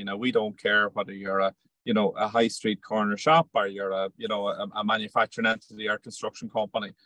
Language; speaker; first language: English; native; English